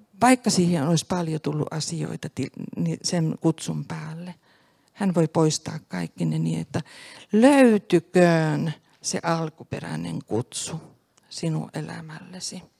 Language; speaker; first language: Finnish; native; Finnish